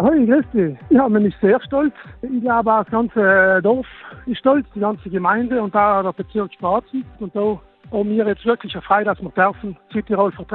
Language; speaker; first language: German; native; German